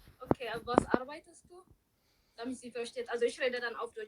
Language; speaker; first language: German; early bilingual, other home language; Tigrinya